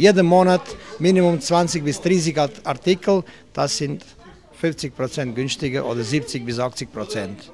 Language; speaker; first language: German; non-native, learner; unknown